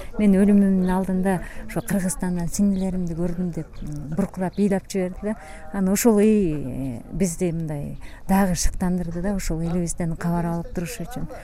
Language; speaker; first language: Kyrgyz; native; Kyrgyz